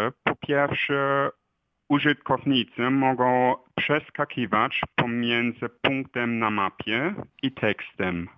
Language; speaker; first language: Polish; non-native, fluent; German